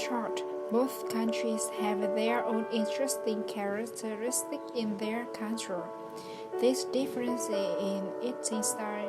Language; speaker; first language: English; non-native, learner; Vietnamese